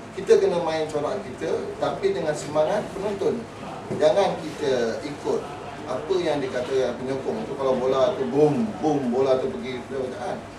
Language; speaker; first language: Malay; non-native, local second language; Tamil